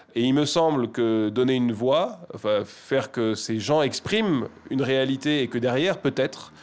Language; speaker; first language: French; native; French